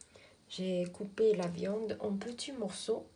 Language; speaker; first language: French; non-native, local second language; Arabic